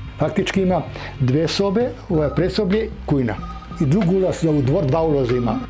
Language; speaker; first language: Macedonian; non-native, local second language; Serbian